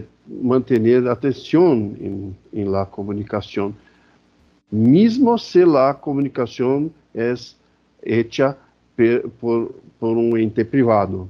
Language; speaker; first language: Portuguese; non-native, fluent; Spanish